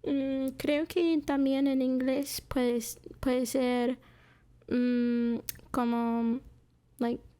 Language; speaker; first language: Spanish; non-native, fluent; English